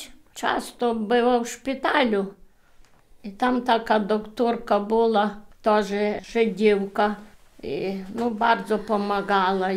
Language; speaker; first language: Polish; early bilingual, heritage; Polish